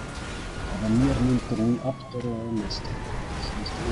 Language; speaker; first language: German; native; German